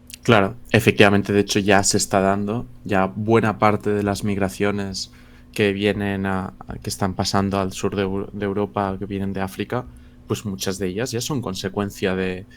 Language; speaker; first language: Spanish; native; Spanish